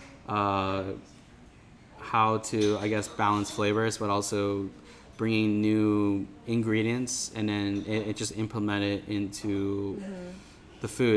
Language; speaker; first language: English; native; English